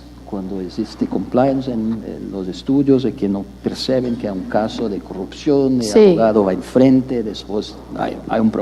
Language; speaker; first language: Spanish; non-native, learner; Portuguese